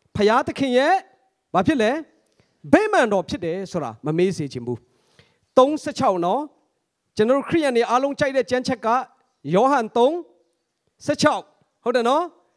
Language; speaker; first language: Burmese; non-native, local second language; Hakha Chin